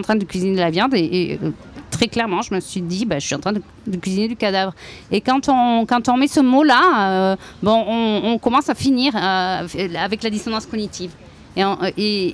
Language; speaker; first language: French; native; French